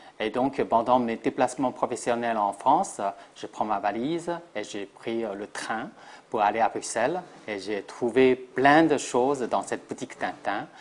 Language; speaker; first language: French; non-native, fluent; Chinese